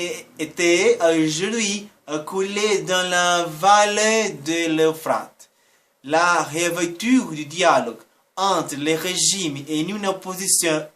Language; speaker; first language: French; non-native, learner; Portuguese